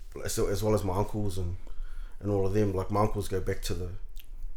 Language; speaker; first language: English; native; English